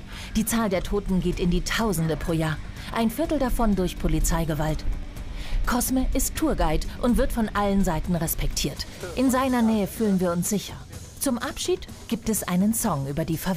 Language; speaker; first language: German; native; German